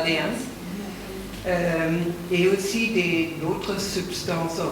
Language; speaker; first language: French; non-native, learner; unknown